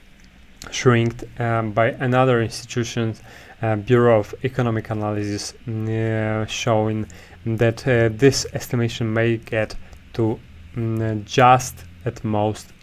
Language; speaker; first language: English; non-native, fluent; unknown